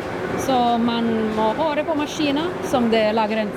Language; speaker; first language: Norwegian; non-native, fluent; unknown